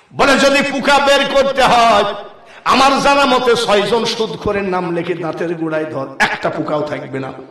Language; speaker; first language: Bangla; native; Bangla